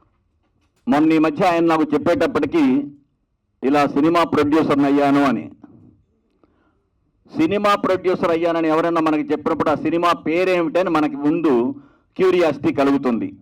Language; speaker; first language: Telugu; native; Telugu